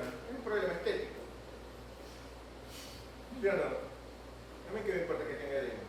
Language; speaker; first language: Spanish; native; Spanish